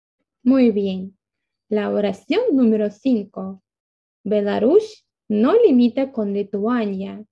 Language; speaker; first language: Spanish; non-native, fluent; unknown